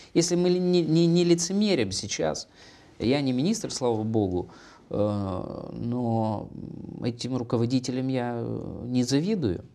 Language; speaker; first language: Russian; native; Russian